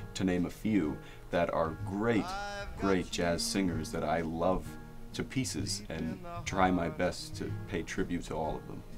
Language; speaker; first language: English; native; English